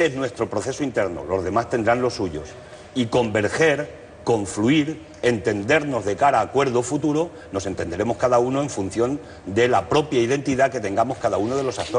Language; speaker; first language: Spanish; native; Spanish